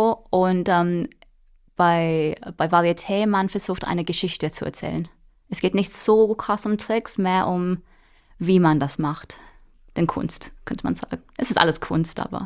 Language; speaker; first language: German; non-native, fluent; English